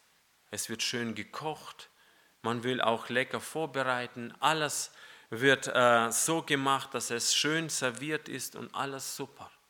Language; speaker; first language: German; non-native, fluent; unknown